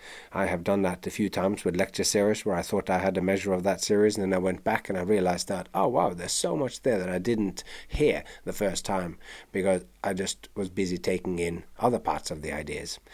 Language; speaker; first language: English; non-native, fluent; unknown